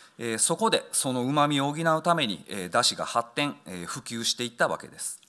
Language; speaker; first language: Japanese; native; Japanese